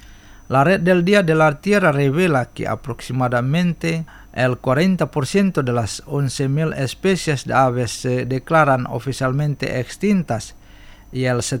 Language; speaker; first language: Spanish; non-native, fluent; Indonesian